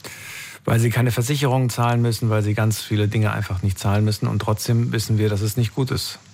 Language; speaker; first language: German; native; German